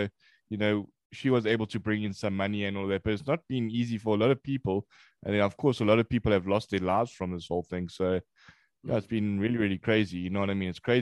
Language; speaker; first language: English; native; English